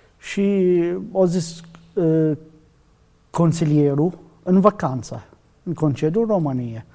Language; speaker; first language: Romanian; non-native, learner; Arabic